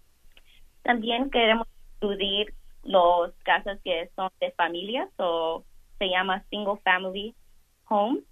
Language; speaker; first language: Spanish; early bilingual, heritage; Spanish